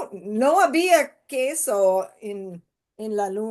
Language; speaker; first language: Spanish; non-native, learner; English